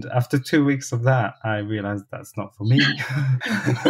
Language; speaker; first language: English; non-native, fluent; French